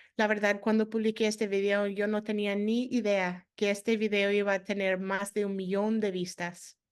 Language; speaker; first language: Spanish; non-native, fluent; English